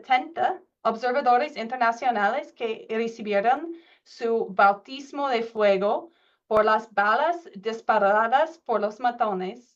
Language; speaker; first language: Spanish; non-native, learner; English